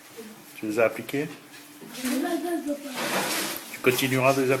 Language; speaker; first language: French; native; French